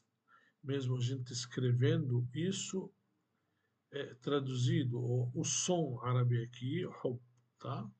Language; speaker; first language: Portuguese; non-native, fluent; Arabic